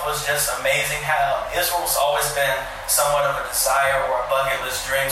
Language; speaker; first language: English; native; English